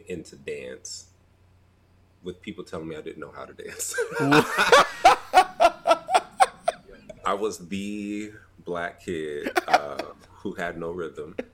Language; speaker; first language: English; native; English